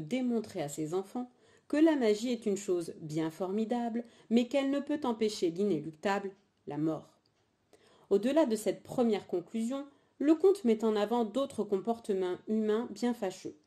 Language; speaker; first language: French; native; French